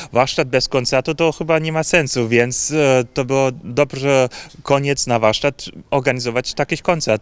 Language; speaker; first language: Polish; non-native, learner; German